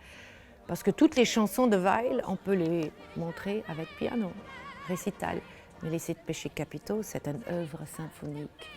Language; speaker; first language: French; non-native, fluent; German